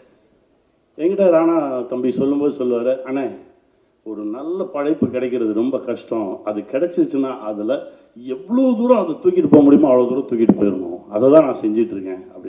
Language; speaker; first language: Tamil; native; Tamil